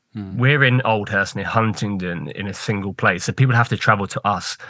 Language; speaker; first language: English; native; English